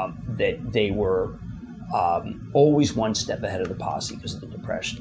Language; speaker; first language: English; native; English